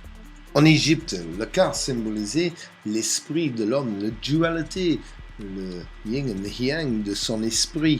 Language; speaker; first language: French; non-native, fluent; English